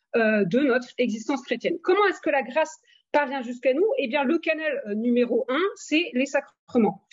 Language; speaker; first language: French; native; French